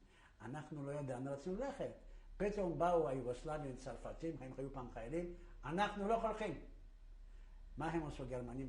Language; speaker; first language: Hebrew; non-native, fluent; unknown